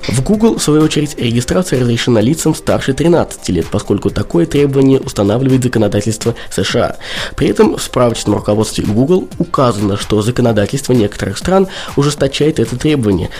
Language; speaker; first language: Russian; native; Russian